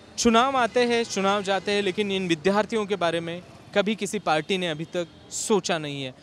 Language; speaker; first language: Hindi; non-native, local second language; Marathi